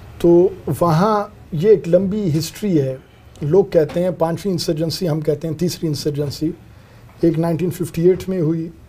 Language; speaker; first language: Urdu; non-native, local second language; Brahui